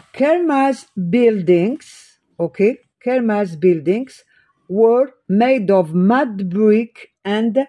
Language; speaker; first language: English; non-native, fluent; Arabic